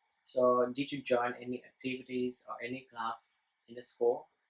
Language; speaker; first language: English; non-native, learner; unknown